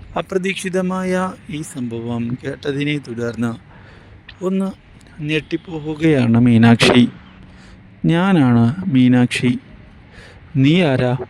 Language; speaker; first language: Malayalam; native; Malayalam